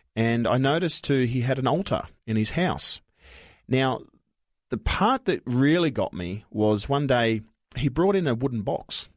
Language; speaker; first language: English; native; English